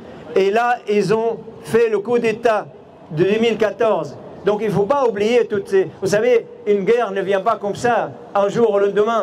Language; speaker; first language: French; non-native, fluent; Arabic